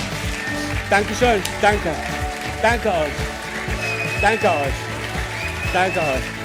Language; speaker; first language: German; non-native, learner; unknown